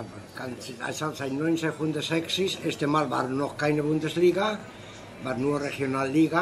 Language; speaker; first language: German; non-native, fluent; Spanish